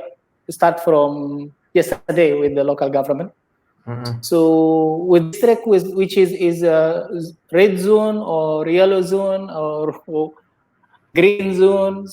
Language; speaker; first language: English; non-native, learner; Indonesian